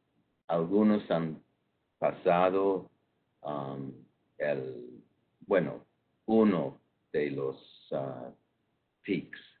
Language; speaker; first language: Spanish; non-native, fluent; English